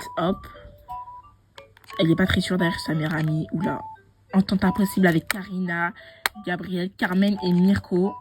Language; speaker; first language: French; native; French